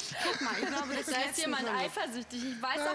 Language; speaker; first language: German; native; German